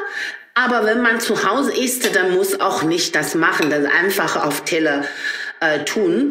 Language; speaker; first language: German; non-native, learner; Chinese